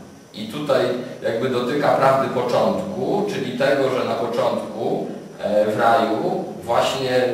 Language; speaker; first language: Polish; native; Polish